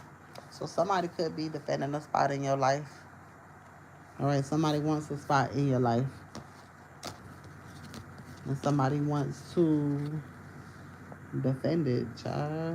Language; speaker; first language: English; native; English